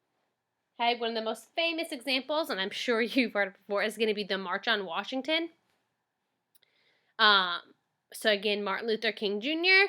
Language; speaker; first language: English; native; English